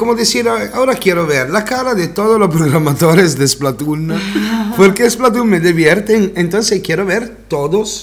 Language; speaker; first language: Spanish; non-native, fluent; Italian